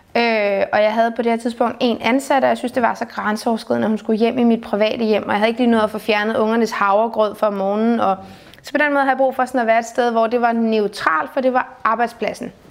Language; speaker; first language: Danish; native; Danish